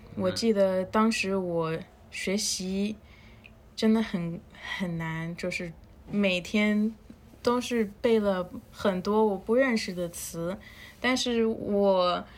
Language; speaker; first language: Chinese; non-native, fluent; Spanish